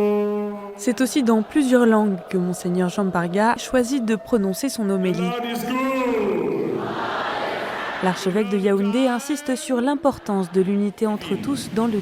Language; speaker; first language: French; native; French